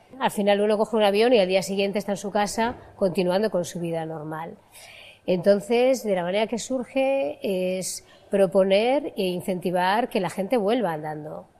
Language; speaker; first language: Spanish; native; Spanish